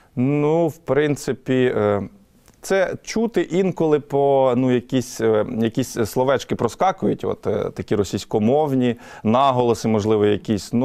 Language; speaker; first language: Ukrainian; native; Ukrainian